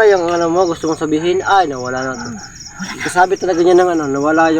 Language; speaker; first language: Filipino; non-native, local second language; Cebuano